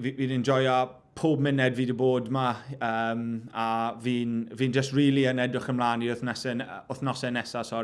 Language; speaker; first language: Welsh; non-native, local second language; English